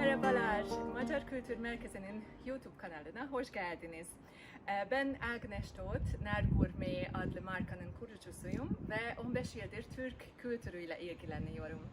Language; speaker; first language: Turkish; non-native, fluent; Hungarian